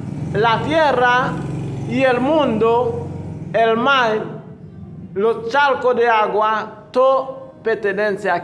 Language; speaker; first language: Spanish; non-native, fluent; Haitian Creole